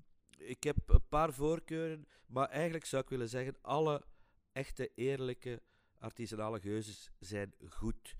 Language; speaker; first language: Dutch; native; Dutch